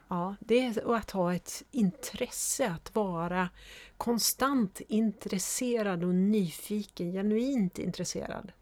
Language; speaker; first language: Swedish; native; Swedish